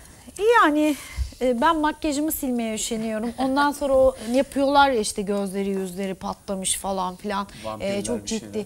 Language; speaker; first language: Turkish; native; Turkish